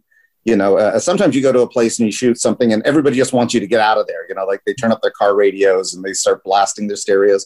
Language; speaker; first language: English; native; English